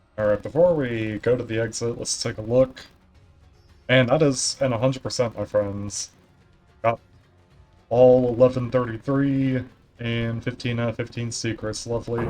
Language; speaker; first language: English; native; English